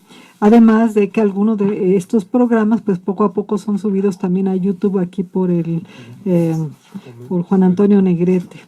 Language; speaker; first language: Spanish; native; Spanish